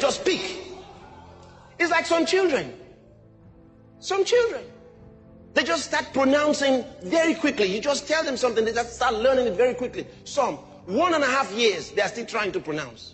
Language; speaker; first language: English; non-native, local second language; Yoruba